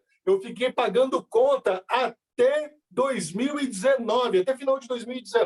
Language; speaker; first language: Portuguese; native; Portuguese